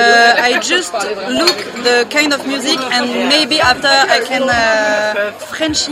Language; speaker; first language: English; non-native, learner; French